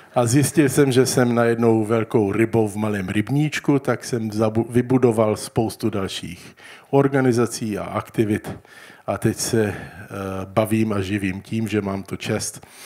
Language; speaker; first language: Czech; early bilingual, heritage; Czech